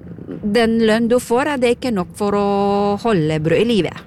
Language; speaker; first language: Norwegian; non-native, fluent; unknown